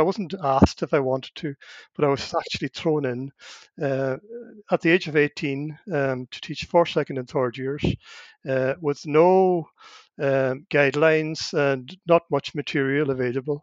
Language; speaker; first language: English; non-native, local second language; Irish